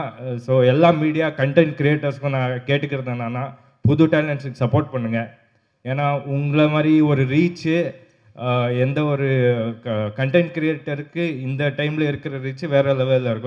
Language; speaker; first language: Tamil; non-native, local second language; Kannada